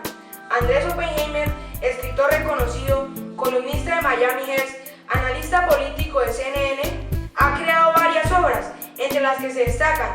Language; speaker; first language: Spanish; native; Spanish